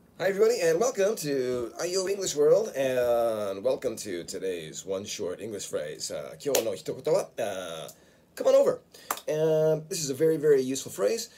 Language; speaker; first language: English; native; English